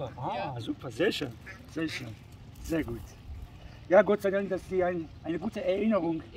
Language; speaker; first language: German; non-native, learner; Persian